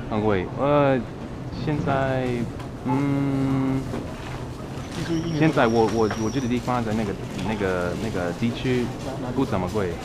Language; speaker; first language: Chinese; non-native, fluent; English